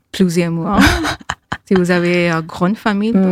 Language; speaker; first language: French; non-native, learner; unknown